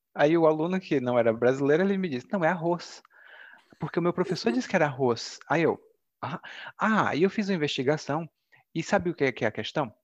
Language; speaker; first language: Portuguese; native; Portuguese